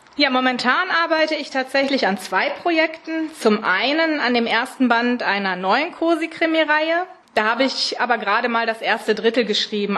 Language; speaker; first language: German; native; German